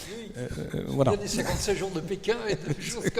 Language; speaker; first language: French; native; French